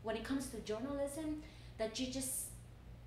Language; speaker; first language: English; non-native, fluent; Spanish